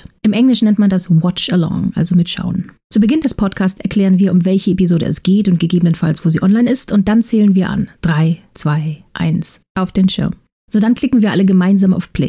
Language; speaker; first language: German; native; German